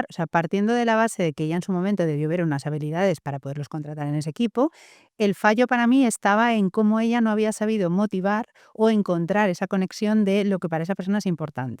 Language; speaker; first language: Spanish; native; Spanish